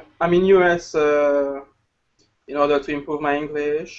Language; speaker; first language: English; non-native, learner; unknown